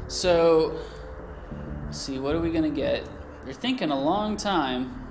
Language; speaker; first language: English; native; English